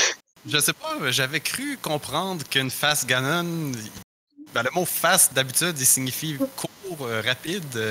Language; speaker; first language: French; native; French